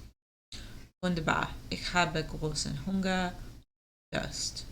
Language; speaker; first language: German; non-native, learner; English